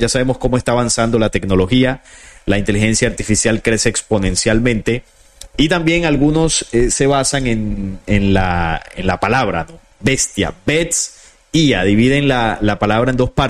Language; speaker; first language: Spanish; native; Spanish